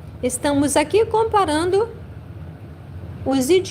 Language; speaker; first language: Portuguese; non-native, fluent; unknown